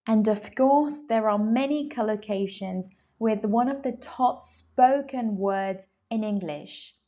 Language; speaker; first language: English; non-native, fluent; Persian